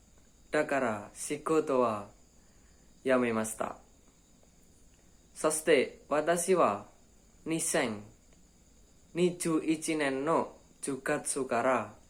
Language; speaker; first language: Japanese; non-native, learner; Indonesian